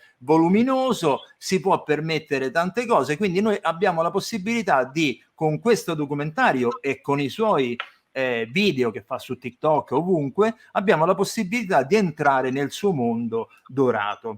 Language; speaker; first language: Italian; native; Italian